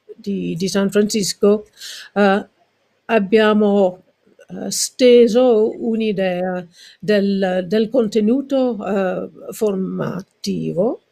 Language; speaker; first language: Italian; non-native, fluent; English